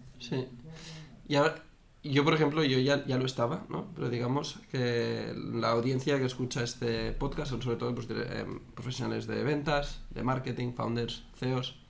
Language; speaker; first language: Spanish; native; Spanish